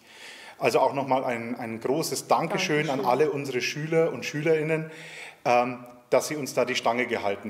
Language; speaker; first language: German; native; German